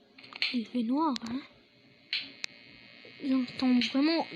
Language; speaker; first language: French; native; French